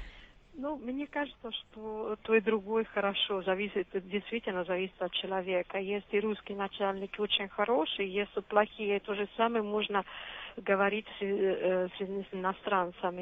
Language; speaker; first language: Russian; non-native, fluent; Italian